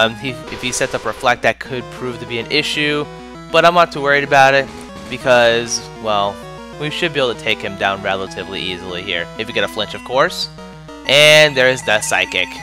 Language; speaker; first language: English; native; English